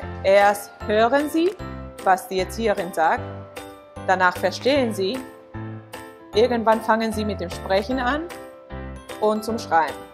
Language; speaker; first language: German; non-native, fluent; Spanish